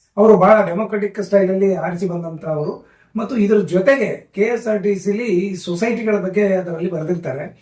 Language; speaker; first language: Kannada; native; Kannada